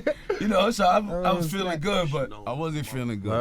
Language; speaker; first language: English; native; English